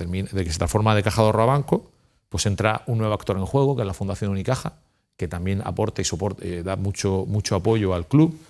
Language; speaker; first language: Spanish; native; Spanish